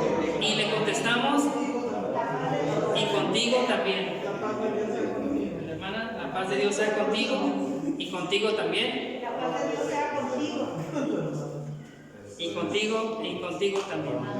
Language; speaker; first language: Spanish; native; Spanish